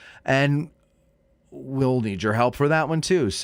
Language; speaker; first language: English; native; English